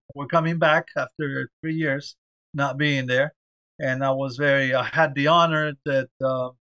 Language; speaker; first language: English; early bilingual, other home language; Spanish